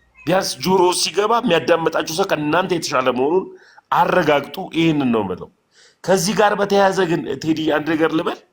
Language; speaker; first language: Amharic; non-native, local second language; Oromo